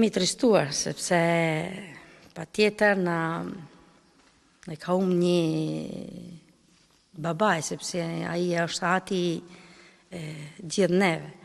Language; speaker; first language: Albanian; non-native, learner; Italian